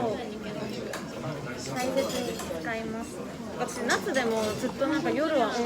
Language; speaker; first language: Japanese; non-native, fluent; Korean